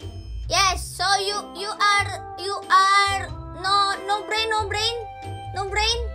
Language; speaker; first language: English; non-native, learner; Indonesian